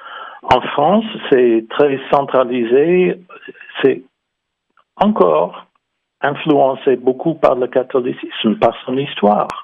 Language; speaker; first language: French; non-native, fluent; English